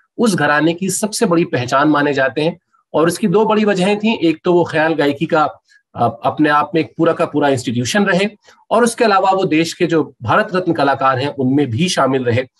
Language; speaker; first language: Hindi; native; Hindi